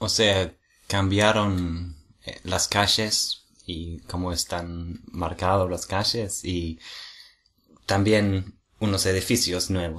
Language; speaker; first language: Spanish; non-native, fluent; English